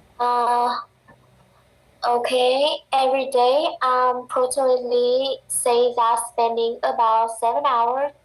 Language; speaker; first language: English; non-native, learner; Vietnamese